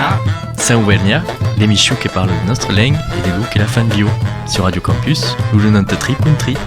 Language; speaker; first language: French; native; French